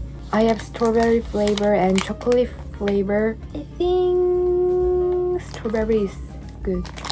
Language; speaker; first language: English; non-native, learner; Korean